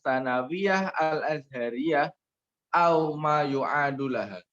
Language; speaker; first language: Arabic; non-native, learner; Indonesian